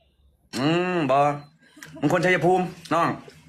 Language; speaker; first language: Thai; native; Thai